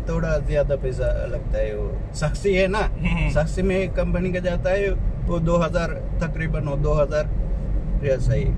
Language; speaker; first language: Hindi; non-native, learner; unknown